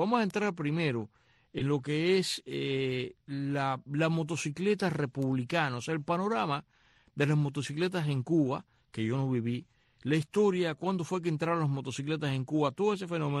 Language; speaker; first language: Spanish; native; Spanish